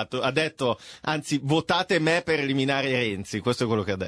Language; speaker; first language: Italian; native; Italian